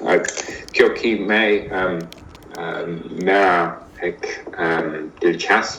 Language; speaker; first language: Hindi; non-native, learner; English